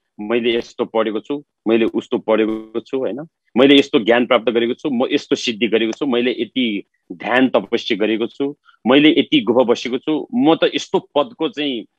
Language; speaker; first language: Nepali; non-native, local second language; Eastern Tamang